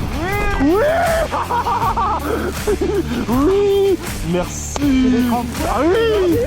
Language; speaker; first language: French; native; French